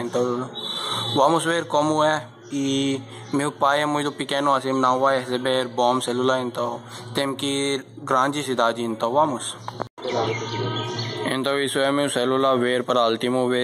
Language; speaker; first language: Portuguese; non-native, learner; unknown